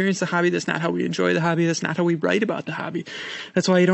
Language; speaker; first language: English; native; English